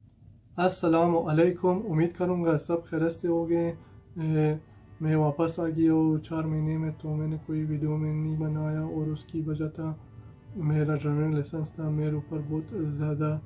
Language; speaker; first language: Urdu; non-native, fluent; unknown